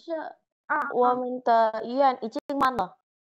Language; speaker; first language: Chinese; non-native, learner; Indonesian